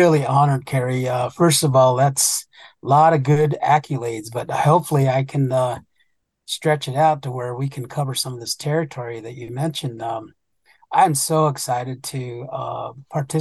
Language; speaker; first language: English; early bilingual, other home language; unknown